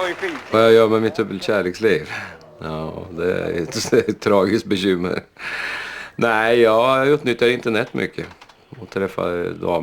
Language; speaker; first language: Swedish; native; Swedish